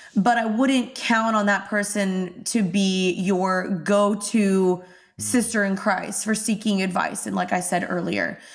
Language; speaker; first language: English; native; English